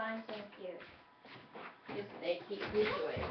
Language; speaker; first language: English; non-native, learner; Japanese